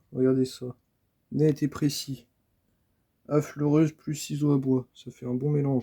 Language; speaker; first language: French; native; French